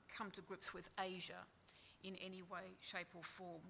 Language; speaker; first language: English; native; English